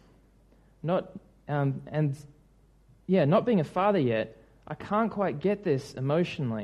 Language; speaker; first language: English; native; English